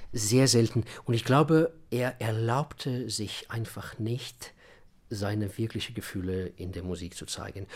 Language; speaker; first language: German; non-native, fluent; Russian